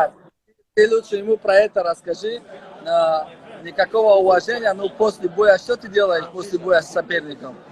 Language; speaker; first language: Russian; non-native, local second language; Tajik